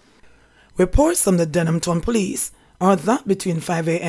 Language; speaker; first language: English; native; English